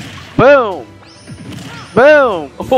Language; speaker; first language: English; native; English